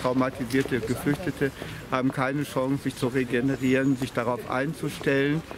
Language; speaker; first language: German; native; German